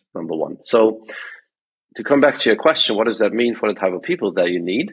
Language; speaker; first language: English; non-native, fluent; German